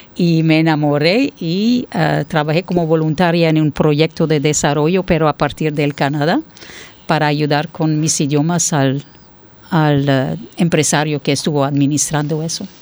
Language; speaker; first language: Spanish; non-native, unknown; French